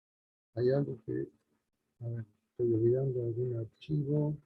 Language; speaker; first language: Spanish; native; Spanish